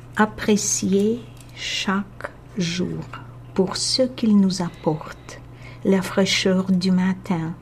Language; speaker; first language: French; non-native, fluent; Russian